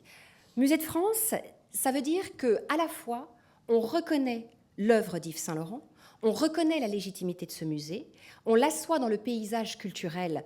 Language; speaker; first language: French; native; French